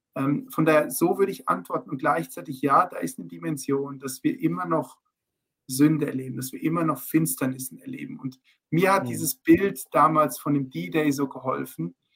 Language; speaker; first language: German; early bilingual, heritage; German